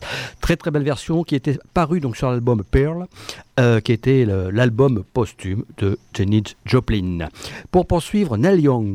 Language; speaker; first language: French; native; French